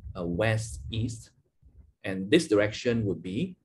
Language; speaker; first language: English; non-native, local second language; Chinese